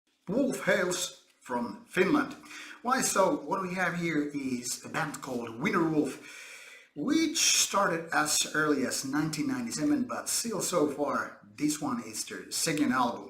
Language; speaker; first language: English; non-native, fluent; Finnish